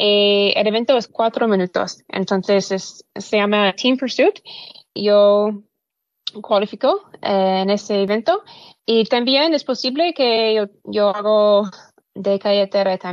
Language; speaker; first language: Spanish; non-native, learner; English